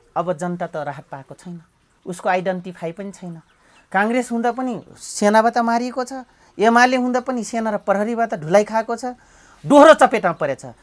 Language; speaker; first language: Nepali; non-native, local second language; Dangaura Tharu